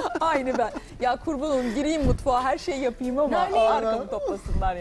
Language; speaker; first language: Turkish; native; Turkish